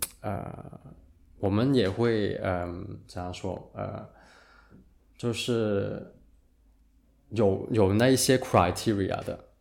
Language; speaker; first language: Chinese; non-native, local second language; Cantonese